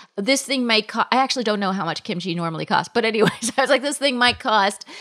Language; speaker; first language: English; native; English